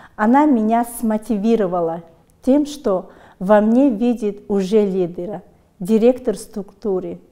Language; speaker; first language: Russian; non-native, local second language; Tajik